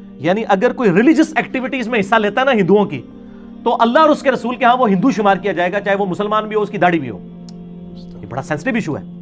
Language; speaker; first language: Urdu; non-native, local second language; Punjabi